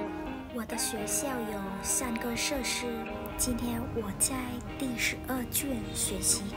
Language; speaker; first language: Chinese; non-native, learner; Vietnamese